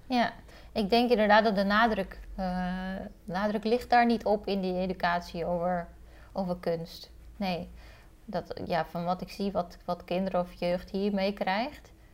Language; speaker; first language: Dutch; early bilingual, other home language; Romanian